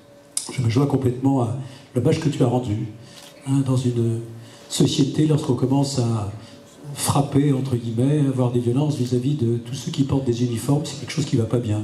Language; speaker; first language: French; native; French